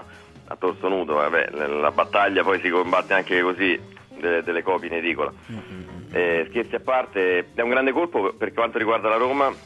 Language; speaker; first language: Italian; native; Italian